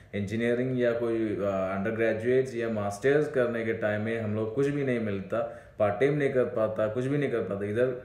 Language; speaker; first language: Hindi; non-native, local second language; Malayalam